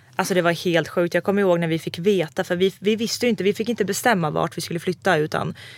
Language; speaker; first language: Swedish; early bilingual, other home language; Serbian